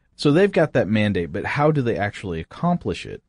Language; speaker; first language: English; native; English